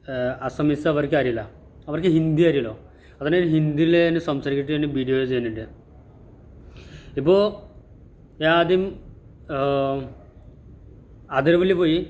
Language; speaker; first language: Malayalam; non-native, learner; Assamese